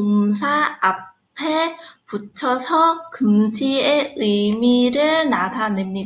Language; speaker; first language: Korean; non-native, fluent; Vietnamese